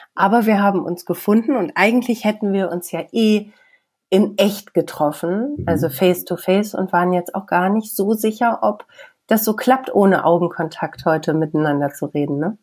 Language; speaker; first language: German; native; German